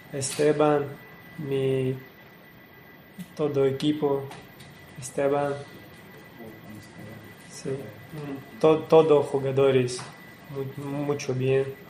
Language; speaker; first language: Spanish; non-native, learner; Portuguese